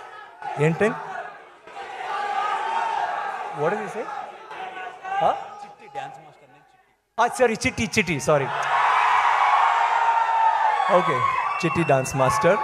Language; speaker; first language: Telugu; non-native, learner; Tamil